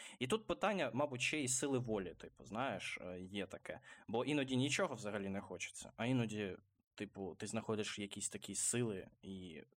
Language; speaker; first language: Ukrainian; non-native, local second language; Russian